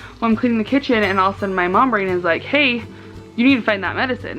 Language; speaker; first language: English; native; English